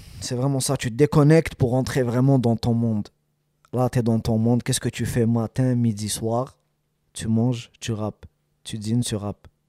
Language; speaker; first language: French; early bilingual, other home language; Arabic